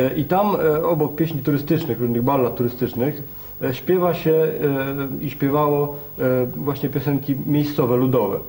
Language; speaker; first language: Polish; native; Polish